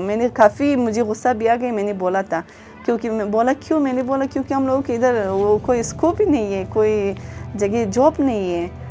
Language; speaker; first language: Hindi; non-native, local second language; Uzbek